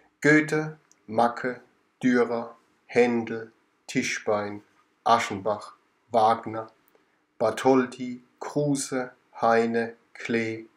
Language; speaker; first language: German; native; German